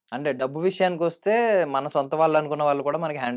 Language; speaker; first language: Telugu; native; Telugu